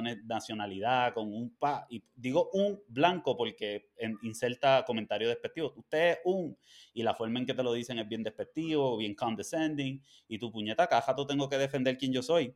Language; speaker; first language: Spanish; native; Spanish